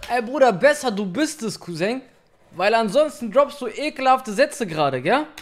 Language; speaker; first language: German; native; German